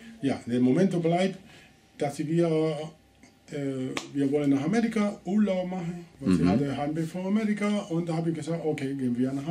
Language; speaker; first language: German; non-native, learner; Spanish